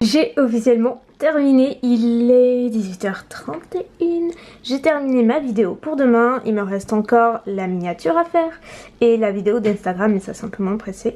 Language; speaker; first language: French; native; French